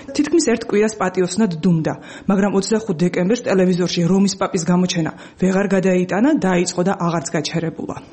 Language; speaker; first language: Georgian; native; Georgian